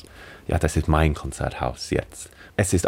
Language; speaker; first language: German; non-native, learner; English